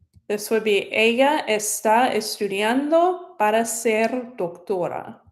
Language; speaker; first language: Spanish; non-native, fluent; English